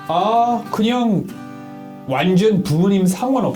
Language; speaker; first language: Korean; non-native, learner; English